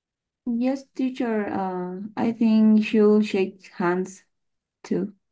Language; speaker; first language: English; non-native, learner; Spanish